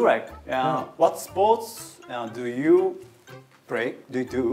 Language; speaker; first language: English; non-native, learner; Japanese